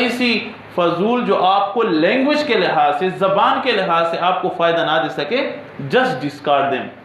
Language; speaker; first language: Urdu; non-native, local second language; Pashto